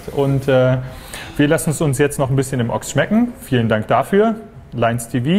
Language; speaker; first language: German; native; German